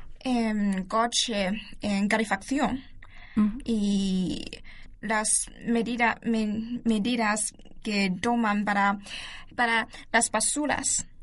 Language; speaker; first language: Spanish; non-native, learner; Chinese